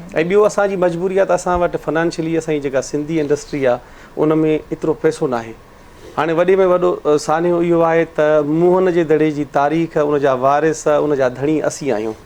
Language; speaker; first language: Sindhi; native; Sindhi